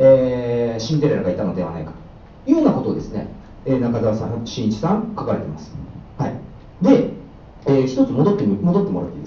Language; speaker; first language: Japanese; native; Japanese